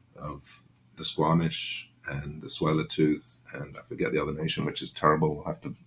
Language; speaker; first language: English; native; English